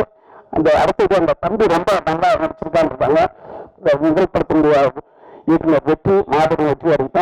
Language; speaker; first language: Tamil; native; Tamil